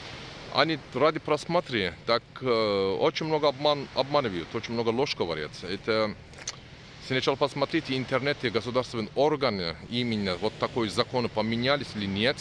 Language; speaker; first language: Russian; non-native, learner; Turkish